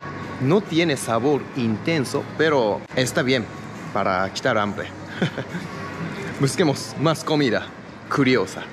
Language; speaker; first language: Spanish; non-native, fluent; Japanese